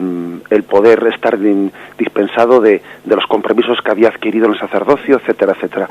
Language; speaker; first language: Spanish; native; Spanish